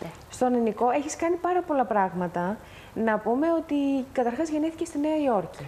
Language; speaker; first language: Greek; native; Greek